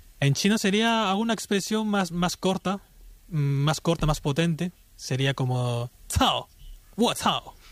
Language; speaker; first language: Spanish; early bilingual, other home language; Chinese